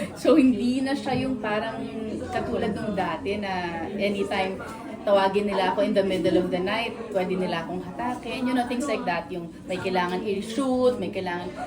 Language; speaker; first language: Filipino; native; Filipino